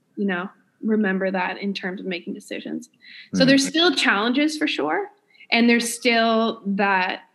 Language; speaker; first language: English; native; English